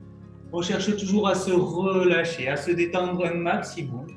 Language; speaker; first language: French; native; French